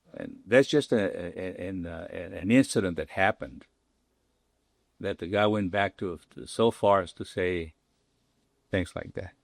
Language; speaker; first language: English; non-native, local second language; Spanish